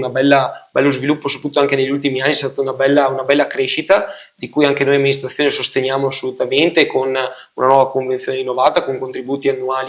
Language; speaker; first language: Italian; native; Italian